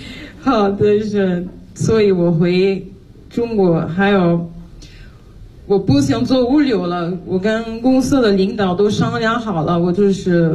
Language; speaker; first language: Chinese; non-native, fluent; French